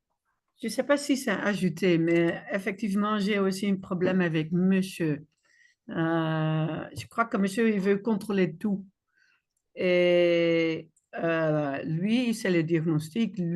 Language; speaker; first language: French; non-native, fluent; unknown